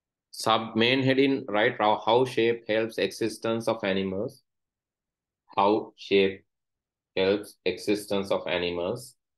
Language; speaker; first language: English; non-native, local second language; Sinhala